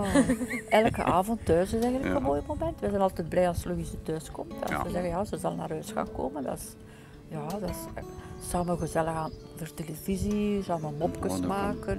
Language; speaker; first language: Dutch; native; Dutch